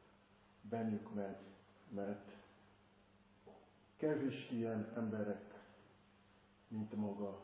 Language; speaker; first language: Hungarian; non-native, fluent; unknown